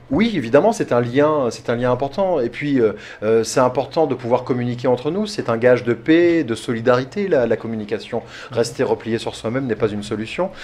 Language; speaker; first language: French; native; French